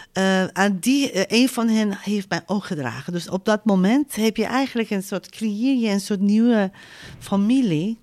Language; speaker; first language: Dutch; non-native, fluent; Persian